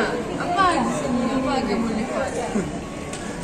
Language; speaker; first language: Indonesian; non-native, learner; Russian